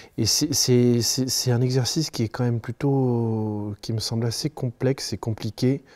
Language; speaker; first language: French; native; French